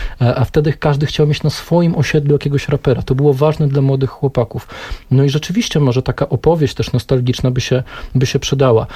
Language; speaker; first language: Polish; native; Polish